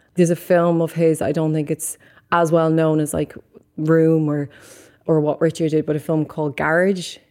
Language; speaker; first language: English; native; English